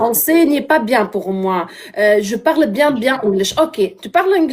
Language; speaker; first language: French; non-native, learner; Arabic